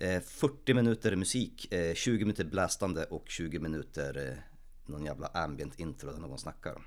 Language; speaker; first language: Swedish; early bilingual, other home language; Polish